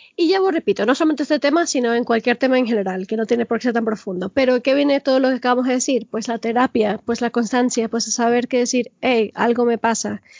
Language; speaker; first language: Spanish; early bilingual, heritage; Spanish